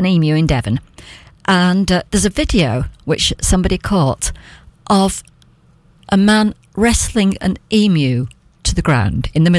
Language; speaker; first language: English; native; English